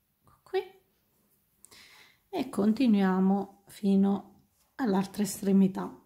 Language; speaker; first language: Italian; native; Italian